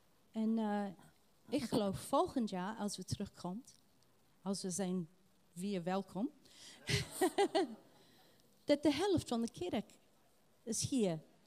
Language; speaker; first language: Dutch; non-native, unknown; English